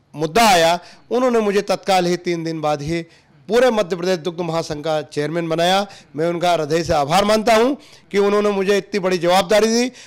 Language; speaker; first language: Hindi; native; Hindi